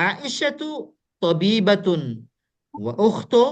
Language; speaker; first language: Arabic; non-native, fluent; Indonesian